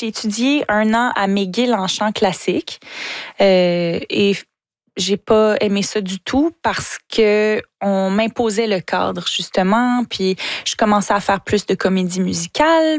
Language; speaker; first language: French; native; French